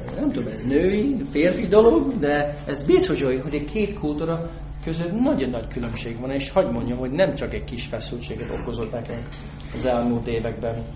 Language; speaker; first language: Hungarian; non-native, fluent; English